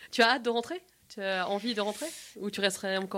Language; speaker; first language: French; native; French